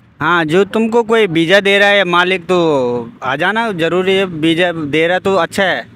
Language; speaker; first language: Hindi; native; Hindi